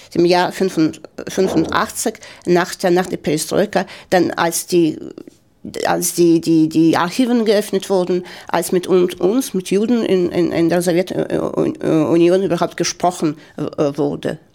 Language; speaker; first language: German; non-native, fluent; Ukrainian